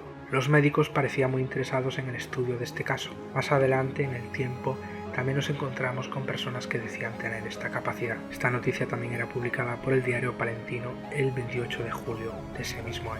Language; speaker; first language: Spanish; native; Spanish